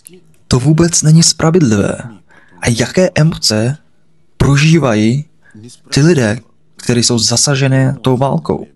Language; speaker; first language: Czech; non-native, fluent; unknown